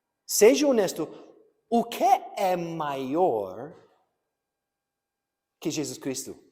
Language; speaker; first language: Portuguese; non-native, fluent; English